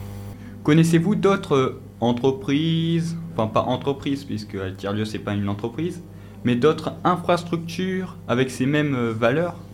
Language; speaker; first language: French; native; French